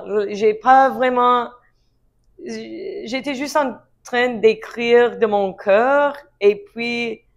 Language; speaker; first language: French; non-native, learner; English